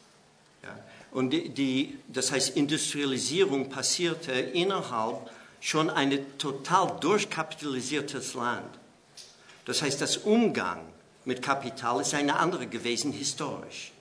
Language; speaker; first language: German; non-native, fluent; English